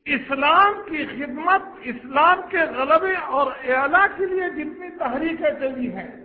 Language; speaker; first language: Urdu; non-native, local second language; Pashto